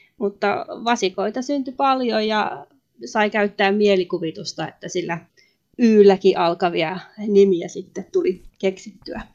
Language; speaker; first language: Finnish; native; Finnish